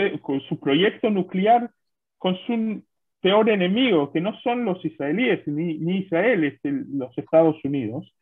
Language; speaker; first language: Spanish; non-native, fluent; Hebrew